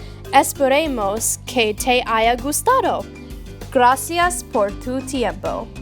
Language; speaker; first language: Spanish; non-native, learner; English